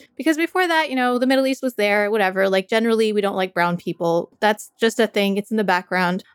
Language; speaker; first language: English; native; English